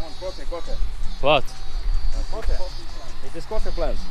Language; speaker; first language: English; non-native, learner; Polish